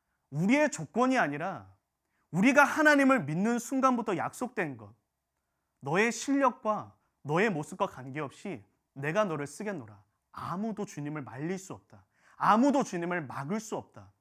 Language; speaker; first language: Korean; native; Korean